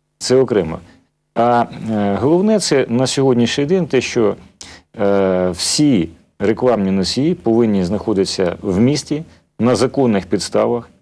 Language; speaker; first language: Ukrainian; native; Ukrainian